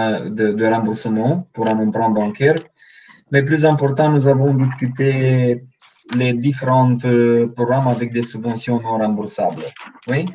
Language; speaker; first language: French; non-native, fluent; Romanian